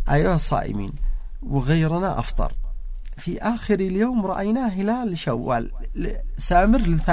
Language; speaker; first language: Arabic; native; Arabic